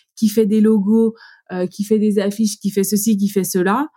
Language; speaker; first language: French; native; French